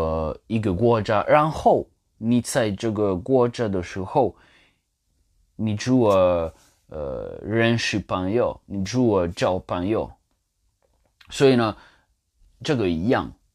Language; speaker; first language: Chinese; non-native, learner; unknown